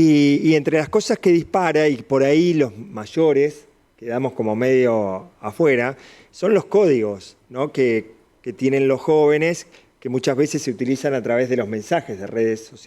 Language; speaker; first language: Spanish; native; Spanish